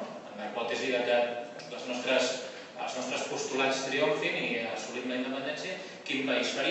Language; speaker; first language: Catalan; native; Catalan